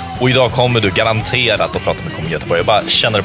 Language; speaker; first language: Swedish; native; Swedish